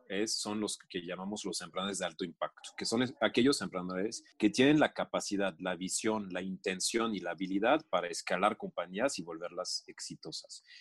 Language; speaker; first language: Spanish; non-native, fluent; French